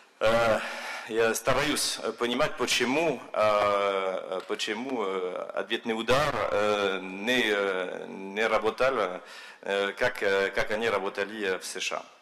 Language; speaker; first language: Russian; non-native, fluent; French